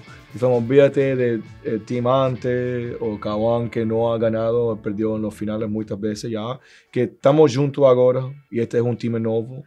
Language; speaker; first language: Portuguese; non-native, learner; Spanish